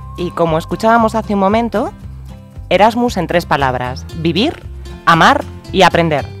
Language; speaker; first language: Spanish; native; Spanish